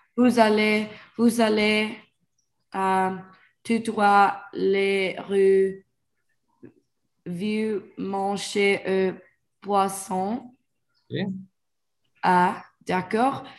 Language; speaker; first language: French; non-native, learner; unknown